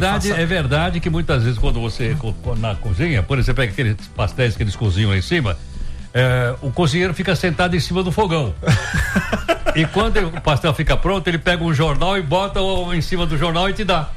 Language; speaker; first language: Portuguese; native; Portuguese